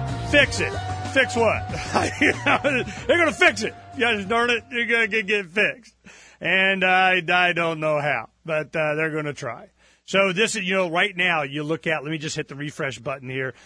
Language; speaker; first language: English; native; English